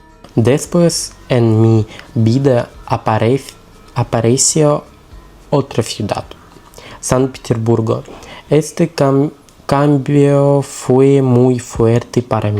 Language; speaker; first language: Spanish; non-native, learner; Russian